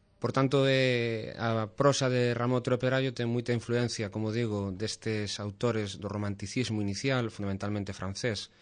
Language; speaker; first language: Galician; native; Galician